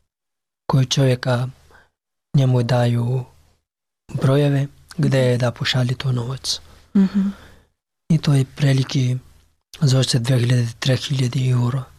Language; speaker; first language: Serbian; non-native, learner; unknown